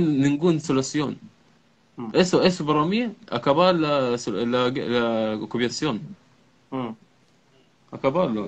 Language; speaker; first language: Spanish; non-native, learner; Arabic